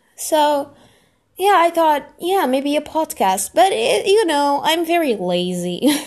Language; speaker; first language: English; non-native, fluent; Portuguese